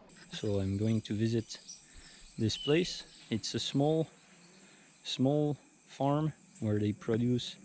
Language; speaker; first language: English; non-native, fluent; French